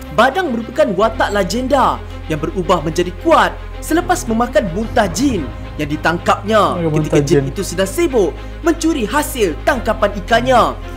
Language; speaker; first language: Malay; native; Malay